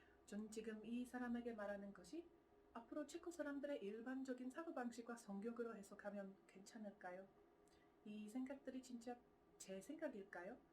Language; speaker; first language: Korean; non-native, fluent; Czech